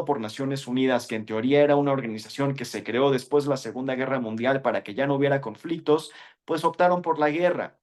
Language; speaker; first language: Spanish; native; Spanish